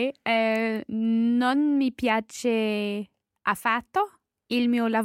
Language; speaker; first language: Italian; non-native, learner; English